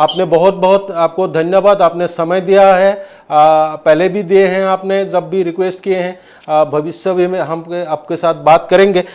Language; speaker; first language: Hindi; non-native, local second language; Assamese